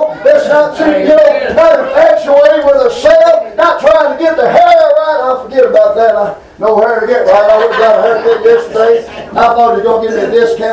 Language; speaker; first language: English; native; English